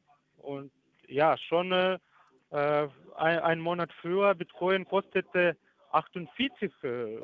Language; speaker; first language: German; non-native, learner; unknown